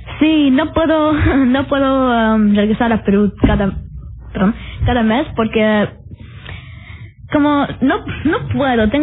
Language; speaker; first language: Spanish; early bilingual, heritage; Spanish